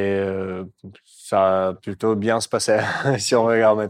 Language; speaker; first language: French; non-native, fluent; Russian